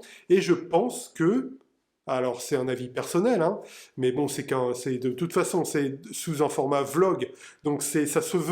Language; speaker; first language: French; native; French